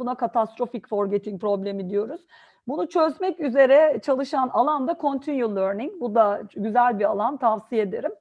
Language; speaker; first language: Turkish; native; Turkish